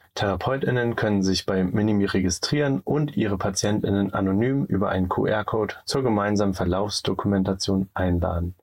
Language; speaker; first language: German; native; German